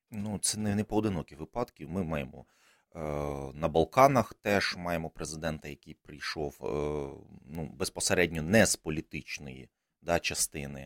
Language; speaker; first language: Ukrainian; native; Ukrainian